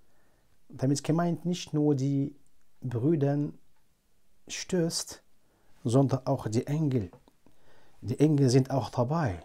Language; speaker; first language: German; non-native, fluent; Arabic